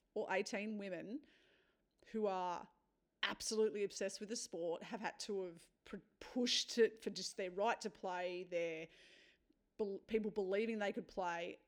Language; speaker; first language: English; native; English